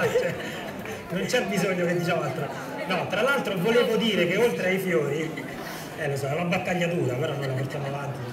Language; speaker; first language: Italian; native; Italian